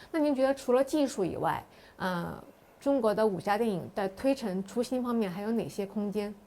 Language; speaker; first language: Chinese; native; Chinese